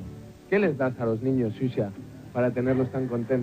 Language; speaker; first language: Spanish; native; Spanish